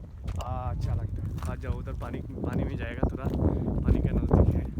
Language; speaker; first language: Hindi; non-native, learner; Bangla